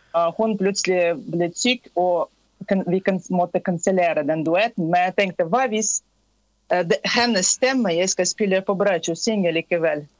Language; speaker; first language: Norwegian; non-native, fluent; Tatar